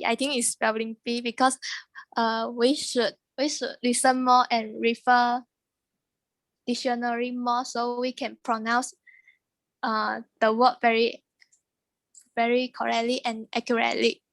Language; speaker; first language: English; non-native, learner; Chinese